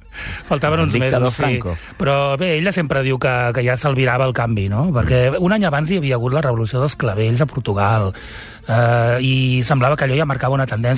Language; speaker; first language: Catalan; native; Catalan